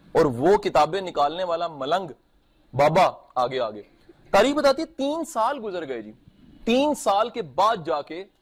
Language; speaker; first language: Urdu; native; Urdu